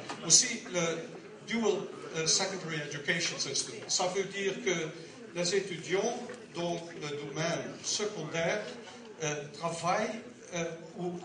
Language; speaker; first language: French; non-native, learner; Dutch